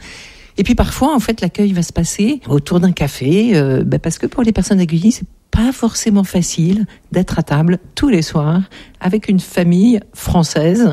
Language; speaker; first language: French; native; French